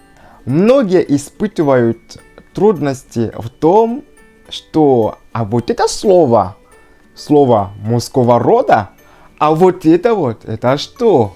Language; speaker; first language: Russian; non-native, fluent; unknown